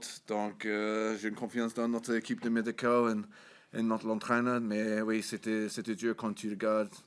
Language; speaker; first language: French; non-native, fluent; English